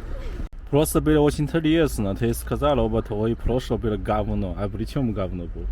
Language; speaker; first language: Russian; non-native, learner; Chinese